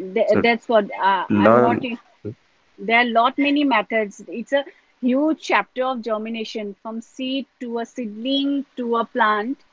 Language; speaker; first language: English; non-native, local second language; Assamese